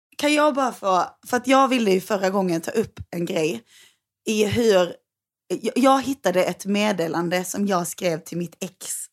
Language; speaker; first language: Swedish; native; Swedish